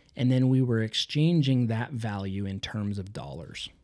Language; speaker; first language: English; native; English